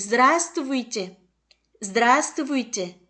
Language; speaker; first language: Russian; non-native, fluent; Korean